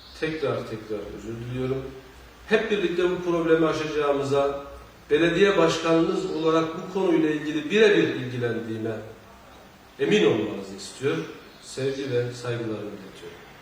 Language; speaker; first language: Turkish; native; Turkish